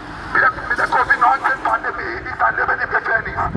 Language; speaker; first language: German; non-native, fluent; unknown